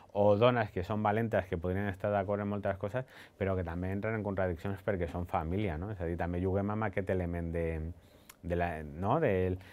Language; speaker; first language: Catalan; non-native, local second language; Spanish